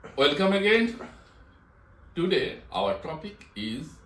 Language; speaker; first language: English; non-native, local second language; Bangla